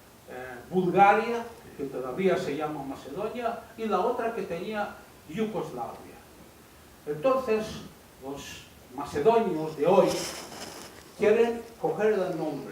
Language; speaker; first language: Spanish; non-native, fluent; Greek